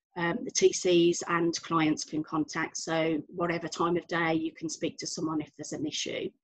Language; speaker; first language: English; native; English